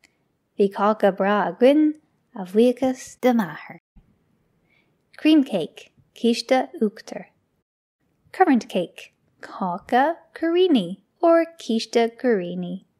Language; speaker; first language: Irish; non-native, local second language; English